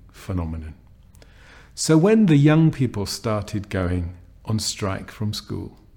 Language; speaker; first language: English; native; English